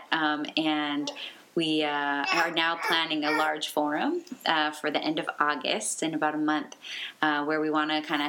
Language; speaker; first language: English; native; English